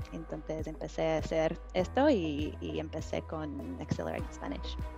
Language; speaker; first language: Spanish; non-native, fluent; English